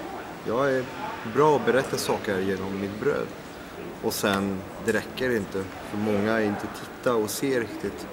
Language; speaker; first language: Swedish; non-native, fluent; French